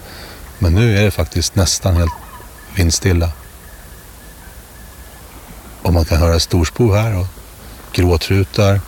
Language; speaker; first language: Swedish; native; Swedish